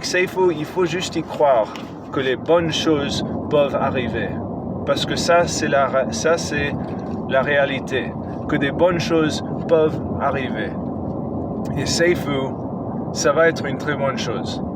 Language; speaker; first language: French; non-native, fluent; English